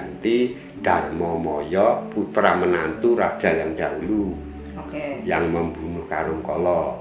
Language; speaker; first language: Indonesian; non-native, local second language; Javanese